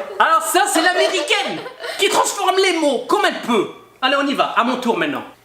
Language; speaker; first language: French; native; French